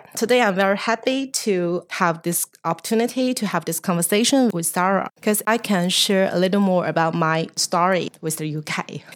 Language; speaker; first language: English; non-native, fluent; Chinese